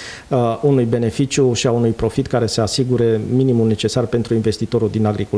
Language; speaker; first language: Romanian; native; Romanian